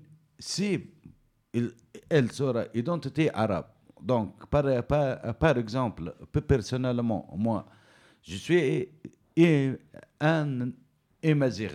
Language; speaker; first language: French; non-native, learner; Berber languages